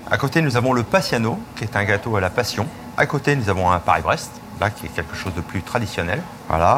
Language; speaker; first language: French; native; French